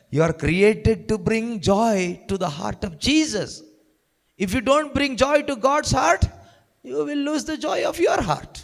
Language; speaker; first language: English; non-native, local second language; Kannada